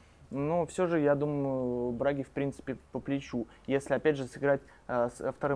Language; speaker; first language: Russian; native; Russian